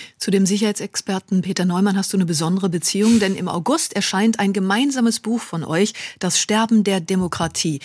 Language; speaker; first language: German; native; German